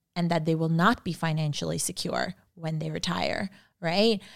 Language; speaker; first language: English; non-native, local second language; Urdu